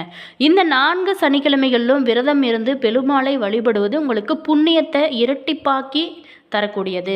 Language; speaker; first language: Tamil; native; Tamil